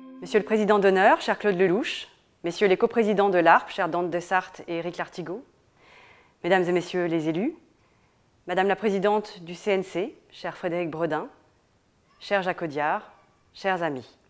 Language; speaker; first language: French; native; French